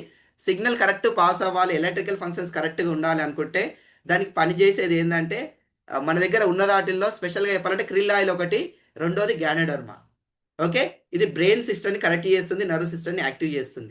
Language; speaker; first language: Telugu; native; Telugu